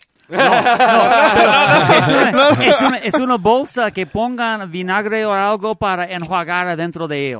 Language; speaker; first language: Spanish; non-native, learner; English